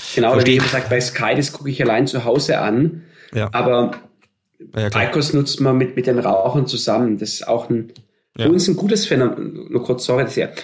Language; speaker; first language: German; native; German